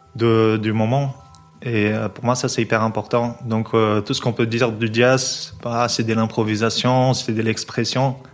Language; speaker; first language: French; non-native, fluent; Portuguese